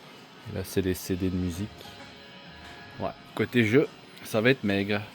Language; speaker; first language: French; native; French